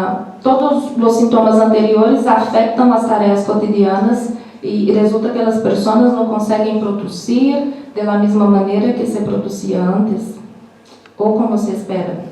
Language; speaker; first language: Spanish; non-native, learner; Portuguese